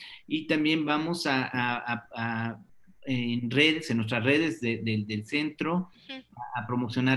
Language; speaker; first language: Spanish; native; Spanish